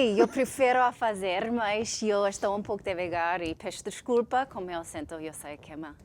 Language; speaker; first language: Portuguese; non-native, learner; English